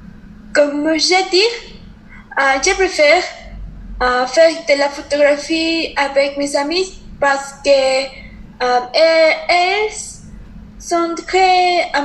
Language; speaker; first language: French; non-native, learner; Spanish